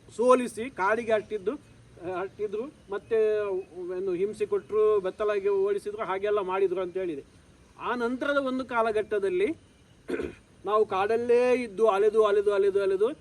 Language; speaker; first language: Kannada; non-native, local second language; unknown